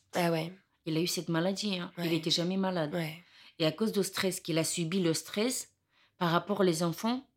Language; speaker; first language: French; non-native, learner; Romanian